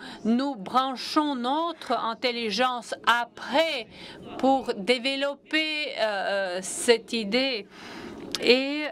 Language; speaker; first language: French; non-native, fluent; Latvian